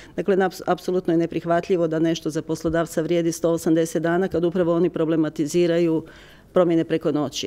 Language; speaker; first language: Croatian; native; Croatian